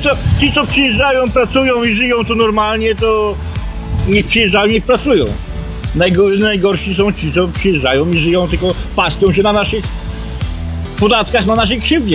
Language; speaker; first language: Polish; native; Polish